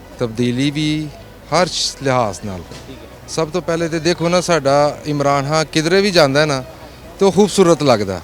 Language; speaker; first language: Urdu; non-native, local second language; Punjabi